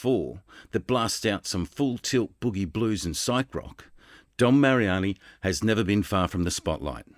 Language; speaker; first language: English; native; English